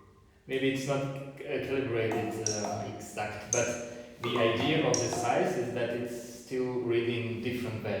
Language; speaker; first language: English; non-native, fluent; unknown